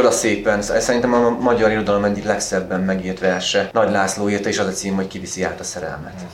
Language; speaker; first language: Hungarian; native; Hungarian